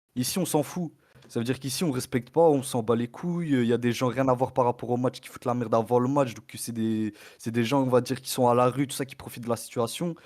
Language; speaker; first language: French; early bilingual, other home language; Arabic